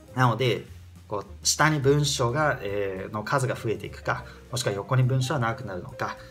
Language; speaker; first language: Japanese; native; Japanese